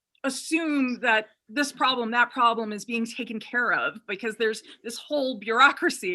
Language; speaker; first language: English; native; English